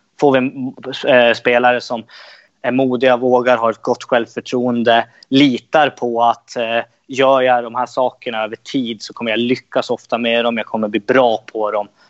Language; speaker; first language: Swedish; native; Swedish